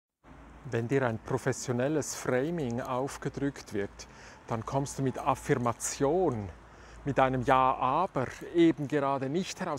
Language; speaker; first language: German; native; German